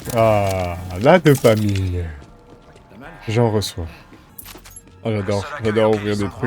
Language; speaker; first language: French; native; French